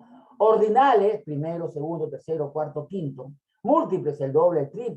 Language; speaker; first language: Spanish; native; Spanish